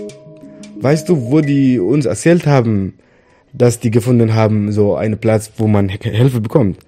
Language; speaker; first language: German; non-native, learner; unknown